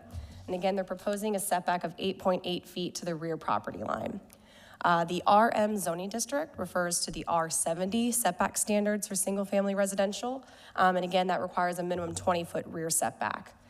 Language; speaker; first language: English; native; English